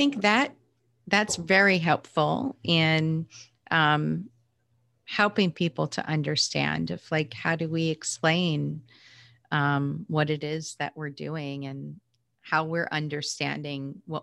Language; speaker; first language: English; native; English